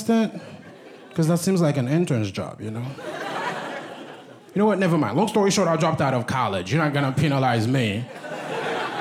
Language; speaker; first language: English; non-native, fluent; Haitian Creole